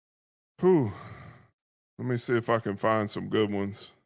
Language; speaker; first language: English; native; English